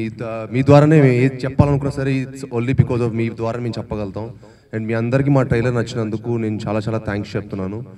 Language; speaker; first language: Telugu; native; Telugu